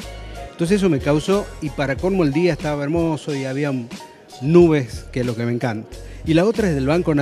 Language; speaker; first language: Spanish; native; Spanish